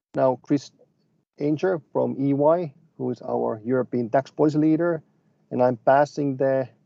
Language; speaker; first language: English; non-native, fluent; Finnish